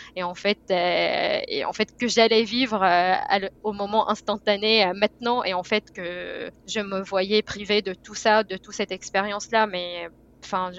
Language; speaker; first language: French; non-native, fluent; Arabic